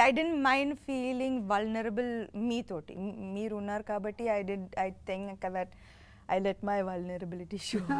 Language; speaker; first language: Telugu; non-native, local second language; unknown